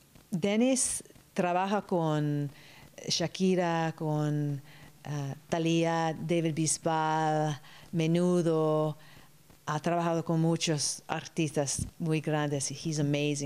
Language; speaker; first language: Spanish; early bilingual, heritage; Spanish